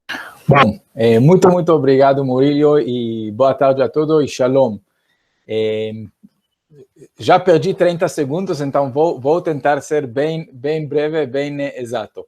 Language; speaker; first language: Portuguese; non-native, fluent; Hebrew